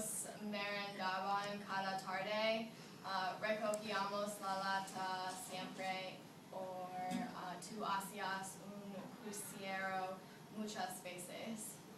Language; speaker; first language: Spanish; non-native, learner; English